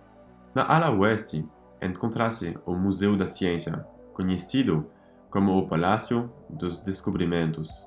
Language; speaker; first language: Portuguese; non-native, fluent; French